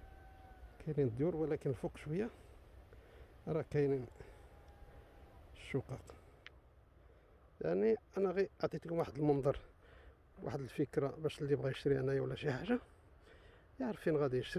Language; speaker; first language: Arabic; native; Arabic